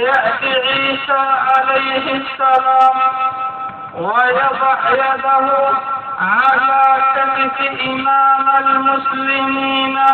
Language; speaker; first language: Arabic; native; Arabic